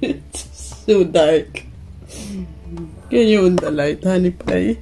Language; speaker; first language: English; non-native, local second language; Filipino